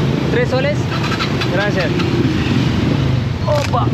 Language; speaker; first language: Spanish; non-native, learner; Turkish